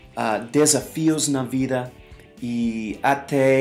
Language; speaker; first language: Portuguese; non-native, fluent; English